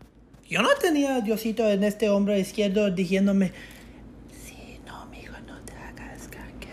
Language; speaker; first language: Spanish; early bilingual, heritage; Spanish